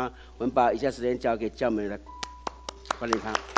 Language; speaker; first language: Chinese; native; Chinese